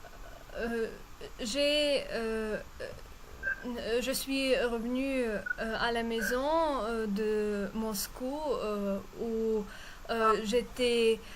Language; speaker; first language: French; non-native, fluent; Russian